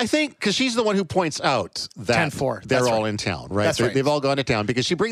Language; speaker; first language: English; native; English